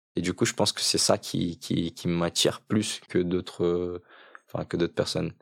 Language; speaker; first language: French; early bilingual, other home language; Portuguese